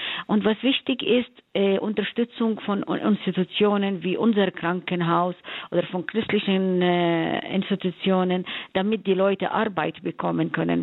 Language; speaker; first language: German; non-native, fluent; Arabic